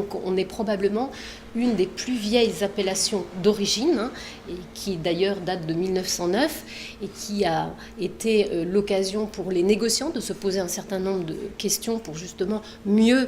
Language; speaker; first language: French; native; French